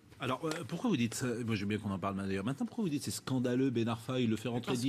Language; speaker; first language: French; native; French